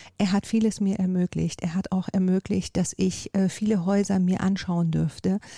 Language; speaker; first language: German; non-native, fluent; Persian